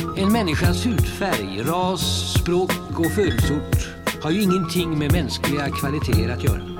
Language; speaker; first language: Swedish; native; Swedish